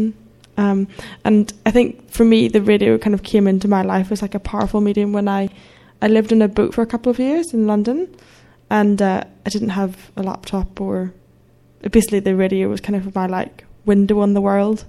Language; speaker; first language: English; native; English